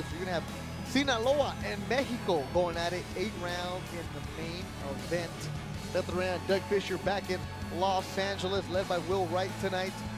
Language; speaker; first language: English; early bilingual, other home language; Spanish